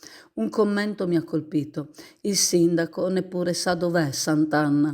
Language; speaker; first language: Italian; native; Italian